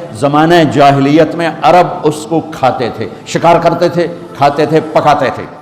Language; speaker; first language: Urdu; non-native, local second language; Punjabi